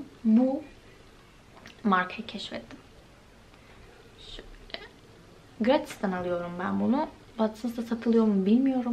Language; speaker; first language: Turkish; native; Turkish